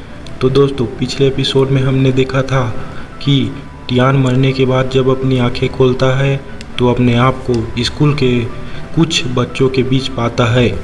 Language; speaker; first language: Hindi; native; Hindi